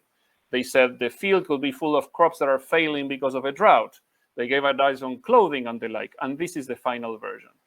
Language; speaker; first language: English; non-native, fluent; Spanish